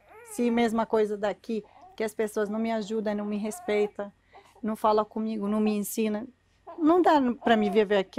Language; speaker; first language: Portuguese; non-native, learner; Arabic